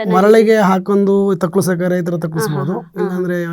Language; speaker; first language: Kannada; native; Kannada